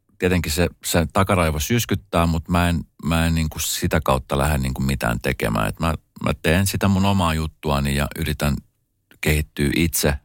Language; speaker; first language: Finnish; native; Finnish